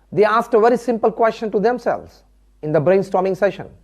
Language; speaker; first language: English; non-native, local second language; Gujarati